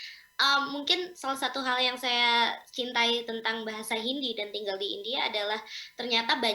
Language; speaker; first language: Indonesian; non-native, local second language; English